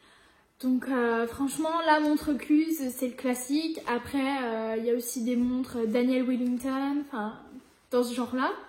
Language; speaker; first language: French; native; French